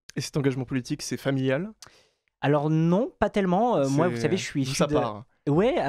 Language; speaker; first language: French; native; French